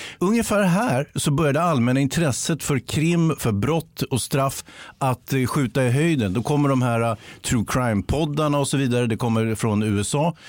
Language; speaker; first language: Swedish; native; Swedish